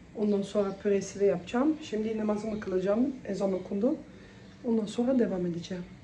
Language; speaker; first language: Turkish; non-native, fluent; Dutch